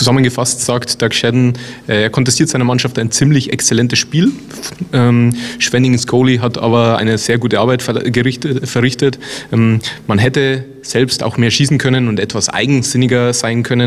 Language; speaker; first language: German; native; German